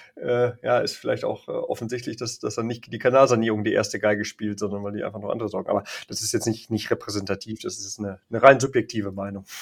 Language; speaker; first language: German; native; German